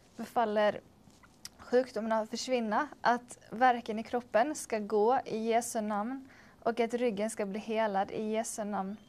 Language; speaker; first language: Swedish; native; Swedish